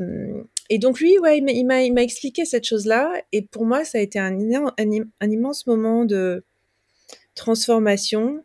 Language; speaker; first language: French; native; French